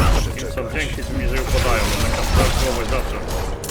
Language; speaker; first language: Polish; native; Polish